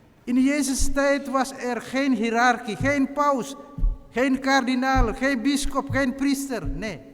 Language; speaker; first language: Dutch; non-native, fluent; Indonesian